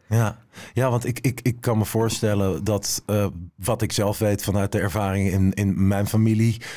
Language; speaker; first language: Dutch; native; Dutch